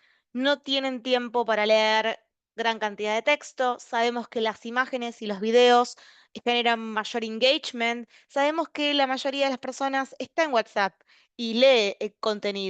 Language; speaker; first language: Spanish; native; Spanish